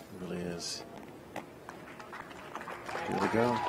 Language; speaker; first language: English; native; English